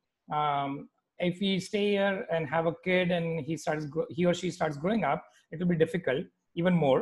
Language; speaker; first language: English; non-native, local second language; Hindi